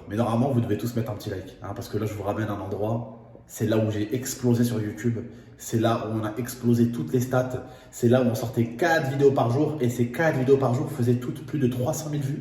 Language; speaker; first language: French; native; French